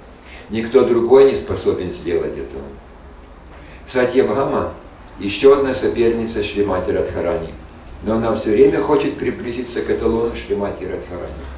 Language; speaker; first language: Russian; native; Russian